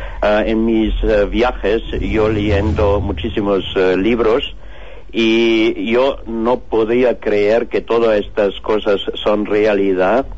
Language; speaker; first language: Spanish; non-native, learner; German